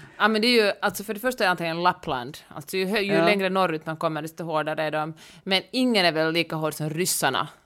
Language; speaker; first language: Swedish; native; Swedish